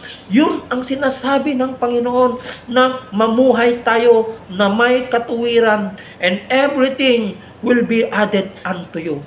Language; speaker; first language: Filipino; native; Filipino